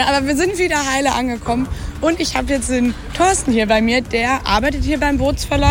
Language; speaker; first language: German; native; German